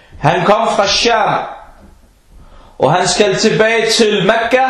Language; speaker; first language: Danish; non-native, local second language; Arabic